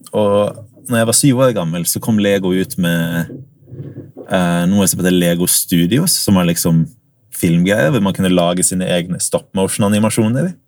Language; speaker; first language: Norwegian; early bilingual, other home language; English